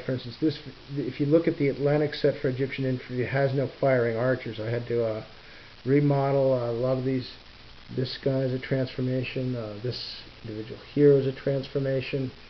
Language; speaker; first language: English; native; English